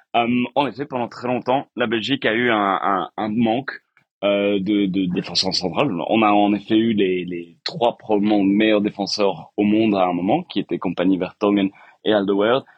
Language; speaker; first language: French; native; French